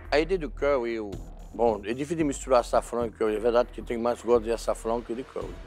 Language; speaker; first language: Portuguese; non-native, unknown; French